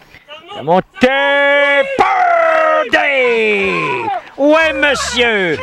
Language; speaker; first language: French; native; French